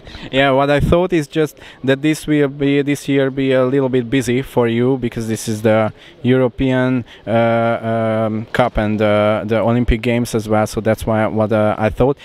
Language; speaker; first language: English; non-native, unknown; Hungarian